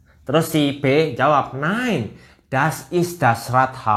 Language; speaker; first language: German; non-native, learner; Indonesian